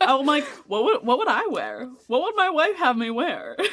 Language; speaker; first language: English; native; English